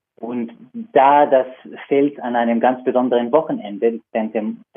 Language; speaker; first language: German; non-native, fluent; Hebrew